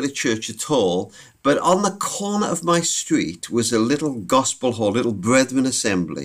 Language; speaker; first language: English; native; English